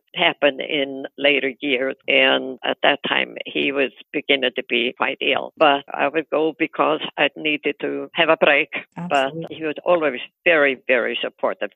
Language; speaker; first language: English; non-native, fluent; Icelandic